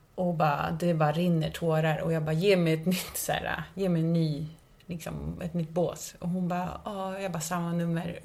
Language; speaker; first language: Swedish; early bilingual, other home language; Spanish